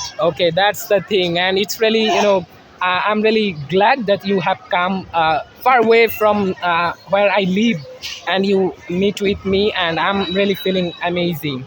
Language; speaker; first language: English; non-native, fluent; Bangla